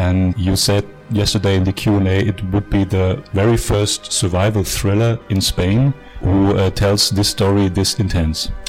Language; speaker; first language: English; non-native, fluent; German